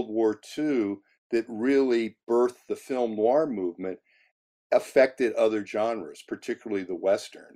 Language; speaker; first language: English; native; English